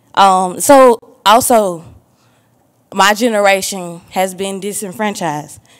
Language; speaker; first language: English; native; English